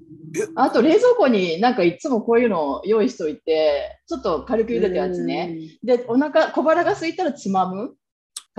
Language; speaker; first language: Japanese; native; Japanese